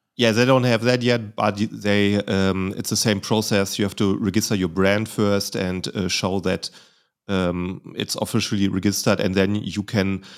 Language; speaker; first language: English; non-native, fluent; German